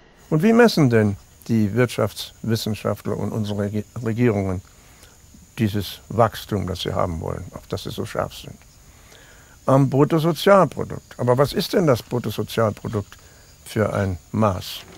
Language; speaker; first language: German; early bilingual, heritage; German